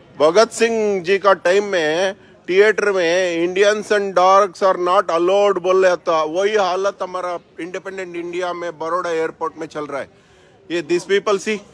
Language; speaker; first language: Hindi; non-native, local second language; Kannada